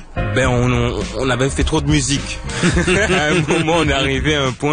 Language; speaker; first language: French; native; French